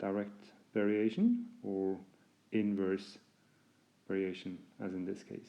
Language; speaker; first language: English; non-native, fluent; Norwegian